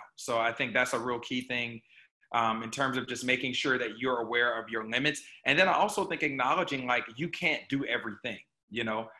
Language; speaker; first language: English; native; English